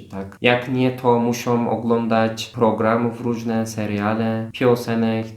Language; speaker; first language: Polish; non-native, fluent; Turkish